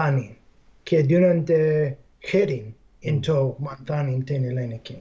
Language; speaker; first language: Greek; non-native, fluent; English